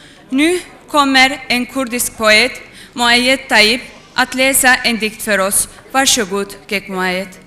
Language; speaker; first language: Swedish; non-native, fluent; Kurdish